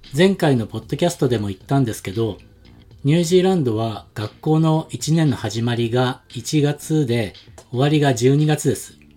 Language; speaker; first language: Japanese; native; Japanese